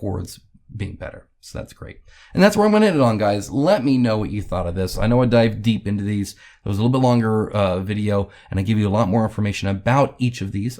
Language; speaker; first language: English; native; English